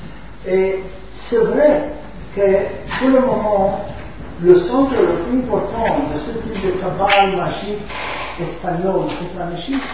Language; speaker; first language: French; non-native, fluent; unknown